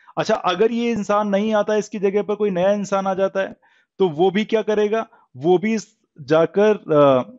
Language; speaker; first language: Hindi; native; Hindi